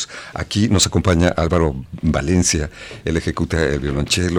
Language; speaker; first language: Spanish; native; Spanish